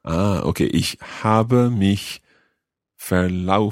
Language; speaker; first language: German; non-native, learner; English